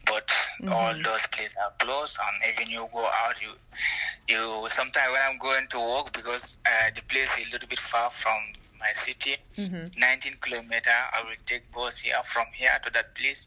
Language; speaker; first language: English; non-native, local second language; Fula